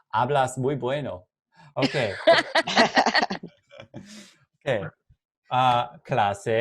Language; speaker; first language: Spanish; non-native, fluent; English